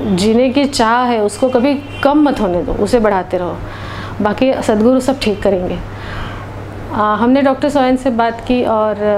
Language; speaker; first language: Hindi; non-native, local second language; Marathi